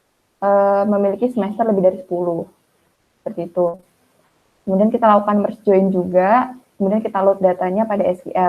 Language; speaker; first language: Indonesian; native; Indonesian